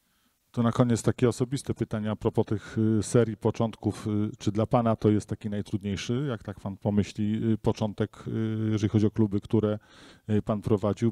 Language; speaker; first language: Polish; native; Polish